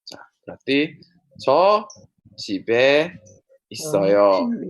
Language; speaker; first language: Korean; non-native, fluent; Indonesian